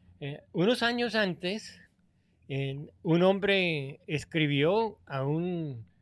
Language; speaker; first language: Spanish; non-native, fluent; English